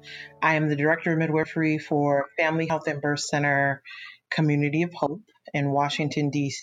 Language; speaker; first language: English; native; English